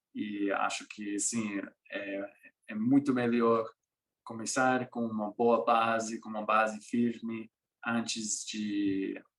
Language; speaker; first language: Portuguese; non-native, fluent; English